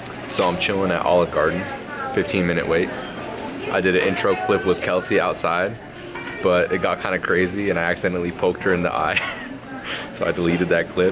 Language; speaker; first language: English; native; English